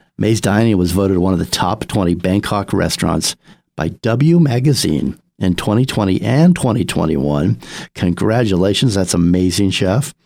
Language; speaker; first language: English; native; English